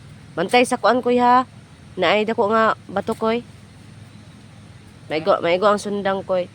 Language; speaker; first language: Filipino; non-native, local second language; Cebuano